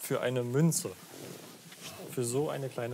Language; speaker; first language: German; native; German